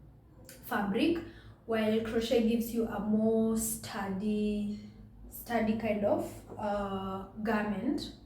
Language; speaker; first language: English; non-native, local second language; Swahili